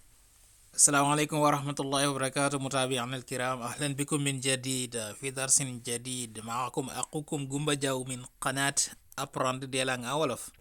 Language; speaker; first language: Arabic; non-native, fluent; Wolof